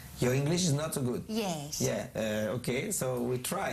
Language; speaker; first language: English; non-native, learner; French